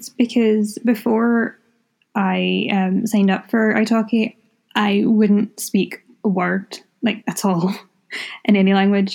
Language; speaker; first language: English; native; English